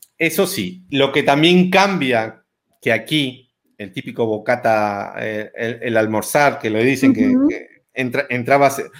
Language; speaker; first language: Spanish; native; Spanish